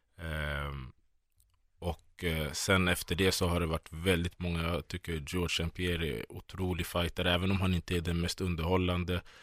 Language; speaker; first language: Swedish; early bilingual, other home language; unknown